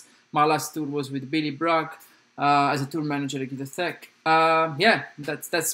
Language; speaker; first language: English; non-native, fluent; Italian